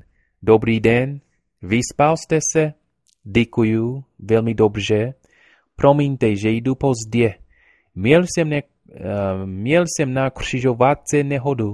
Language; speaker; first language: Czech; non-native, learner; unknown